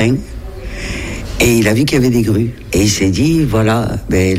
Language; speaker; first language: French; native; French